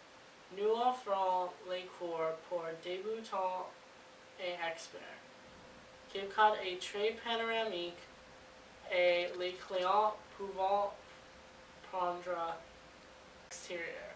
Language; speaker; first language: French; non-native, learner; English